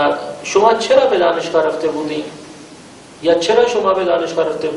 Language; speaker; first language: Persian; non-native, fluent; Urdu